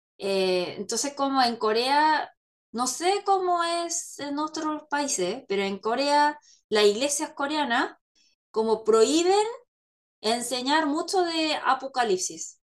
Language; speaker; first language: Spanish; non-native, fluent; Korean